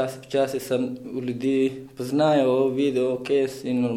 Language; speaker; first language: Slovenian; non-native, learner; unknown